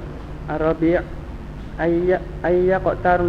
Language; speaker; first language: Arabic; non-native, learner; Indonesian